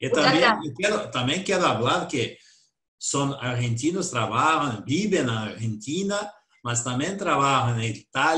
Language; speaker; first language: Spanish; non-native, learner; Portuguese